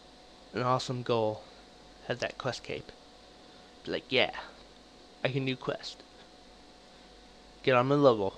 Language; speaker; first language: English; native; English